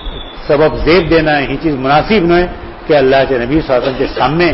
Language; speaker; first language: Marathi; non-native, local second language; Urdu